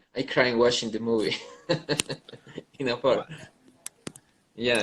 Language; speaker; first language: English; non-native, learner; Spanish